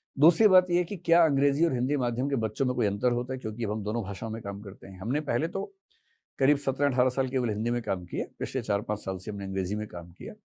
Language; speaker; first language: Hindi; native; Hindi